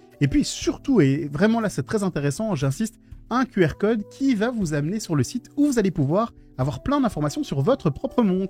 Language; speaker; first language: French; native; French